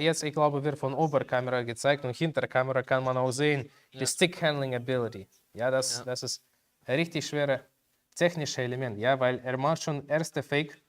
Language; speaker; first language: German; non-native, learner; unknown